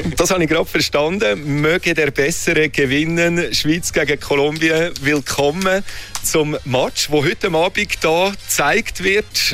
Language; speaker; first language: German; native; German